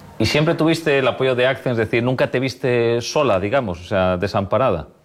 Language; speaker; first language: Spanish; native; Spanish